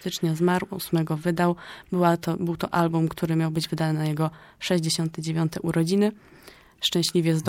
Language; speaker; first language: Polish; native; Polish